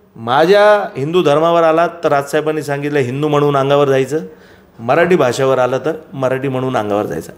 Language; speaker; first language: Marathi; non-native, local second language; Gujarati